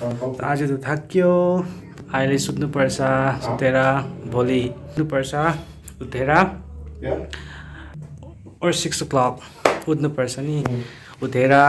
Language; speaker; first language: Nepali; non-native, learner; Karbi